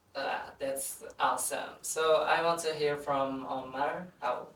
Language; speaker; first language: English; non-native, fluent; Indonesian